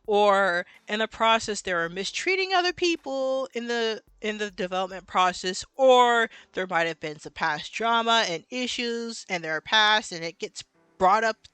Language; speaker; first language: English; native; English